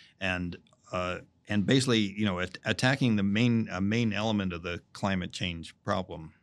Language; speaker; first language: English; native; English